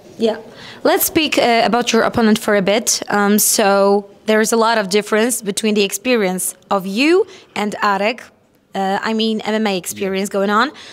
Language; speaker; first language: English; non-native, fluent; Polish